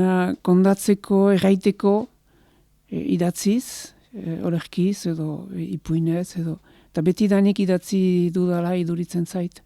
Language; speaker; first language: Basque; native; Basque